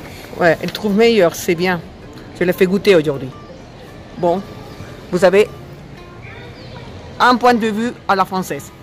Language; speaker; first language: French; non-native, fluent; Spanish